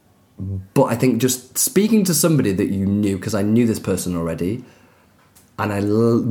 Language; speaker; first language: English; native; English